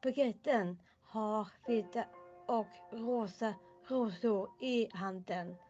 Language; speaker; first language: Swedish; non-native, learner; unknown